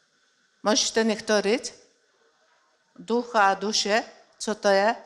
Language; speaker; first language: Czech; non-native, learner; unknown